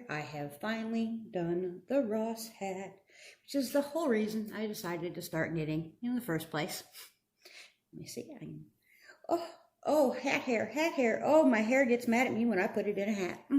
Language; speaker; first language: English; native; English